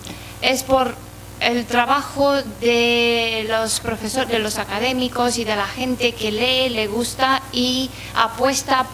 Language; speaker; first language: Spanish; non-native, fluent; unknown